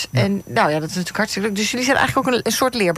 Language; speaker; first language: Dutch; native; Dutch